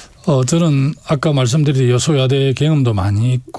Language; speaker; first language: Korean; native; Korean